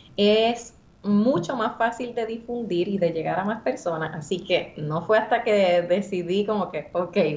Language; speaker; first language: Spanish; native; Spanish